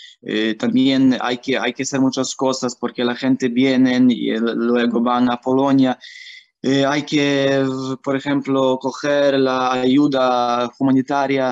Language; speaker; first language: Spanish; non-native, learner; Ukrainian